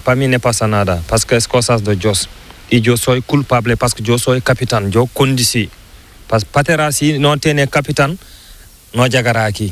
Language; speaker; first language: Spanish; non-native, learner; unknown